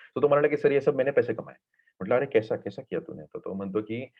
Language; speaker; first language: Hindi; non-native, local second language; Marathi